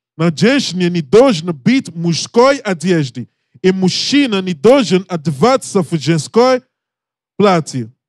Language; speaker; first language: Russian; non-native, learner; English